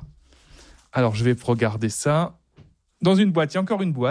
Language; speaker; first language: French; native; French